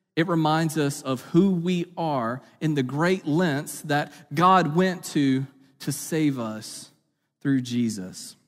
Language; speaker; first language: English; native; English